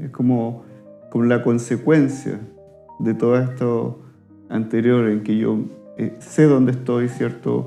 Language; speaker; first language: Spanish; native; Spanish